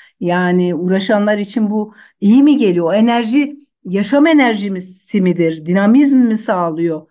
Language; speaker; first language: Turkish; non-native, local second language; Zaza